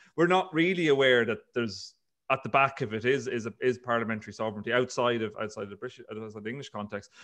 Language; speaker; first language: English; native; English